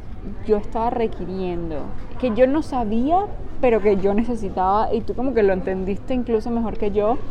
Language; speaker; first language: Spanish; native; Spanish